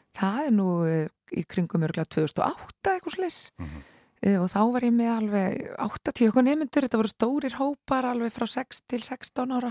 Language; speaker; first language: Icelandic; native; Icelandic